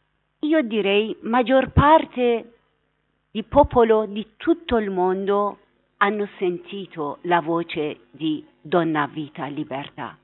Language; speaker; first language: Italian; non-native, fluent; Persian